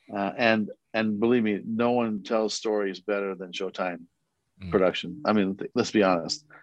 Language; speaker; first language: English; early bilingual, other home language; Korean